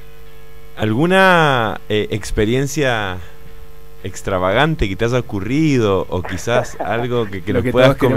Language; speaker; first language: Spanish; native; Spanish